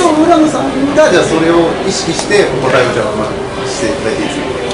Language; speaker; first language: Japanese; native; Japanese